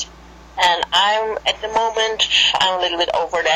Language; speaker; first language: English; non-native, fluent; German